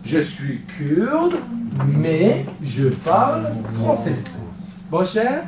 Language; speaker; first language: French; non-native, fluent; Kurdish